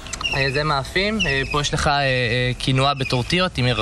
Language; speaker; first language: Hebrew; native; Hebrew